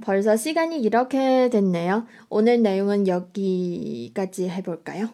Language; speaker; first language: Korean; non-native, fluent; Chinese